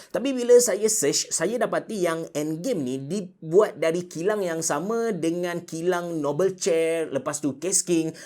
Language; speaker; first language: Malay; native; Malay